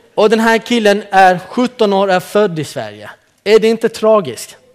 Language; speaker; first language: Swedish; early bilingual, other home language; Central Kurdish